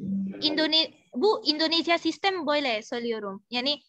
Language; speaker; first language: Turkish; non-native, fluent; Indonesian